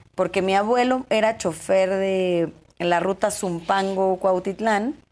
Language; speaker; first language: Spanish; native; Spanish